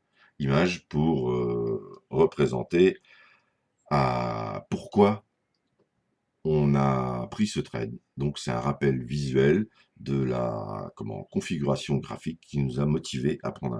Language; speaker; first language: French; native; French